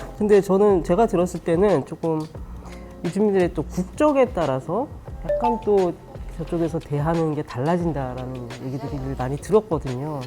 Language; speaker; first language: Korean; native; Korean